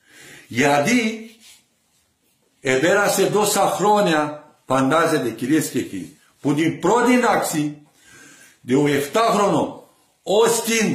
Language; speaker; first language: Greek; non-native, learner; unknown